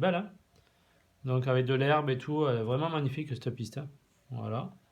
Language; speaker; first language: French; native; French